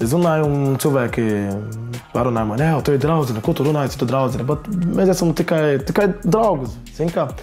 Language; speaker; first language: Latvian; non-native, learner; Portuguese